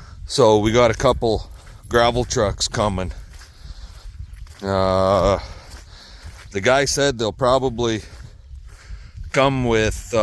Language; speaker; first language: English; native; English